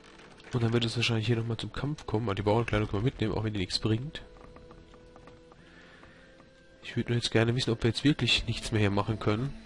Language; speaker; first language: German; native; German